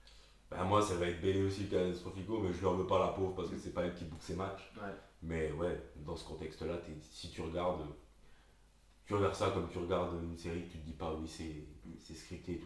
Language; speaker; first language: French; native; French